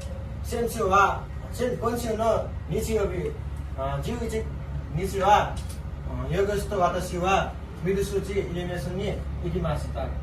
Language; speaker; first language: Japanese; non-native, learner; Nepali